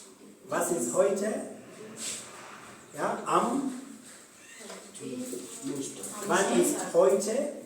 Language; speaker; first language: German; non-native, learner; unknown